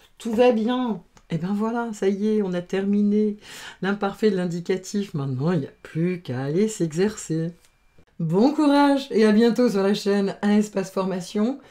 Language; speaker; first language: French; native; French